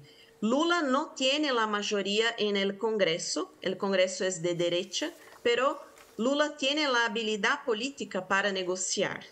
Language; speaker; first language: Spanish; non-native, fluent; Portuguese